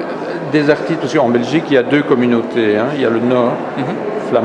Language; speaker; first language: French; native; French